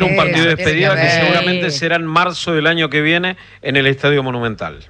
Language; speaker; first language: Spanish; native; Spanish